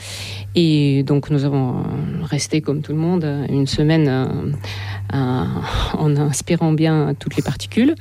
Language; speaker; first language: French; non-native, fluent; Russian